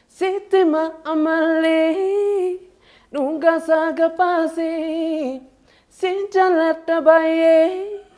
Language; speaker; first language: Oromo; early bilingual, heritage; Oromo